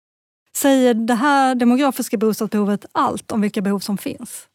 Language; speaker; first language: Swedish; native; Swedish